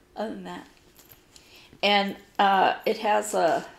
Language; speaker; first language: English; native; English